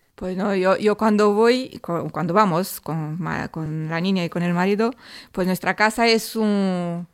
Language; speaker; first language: Spanish; non-native, fluent; Romanian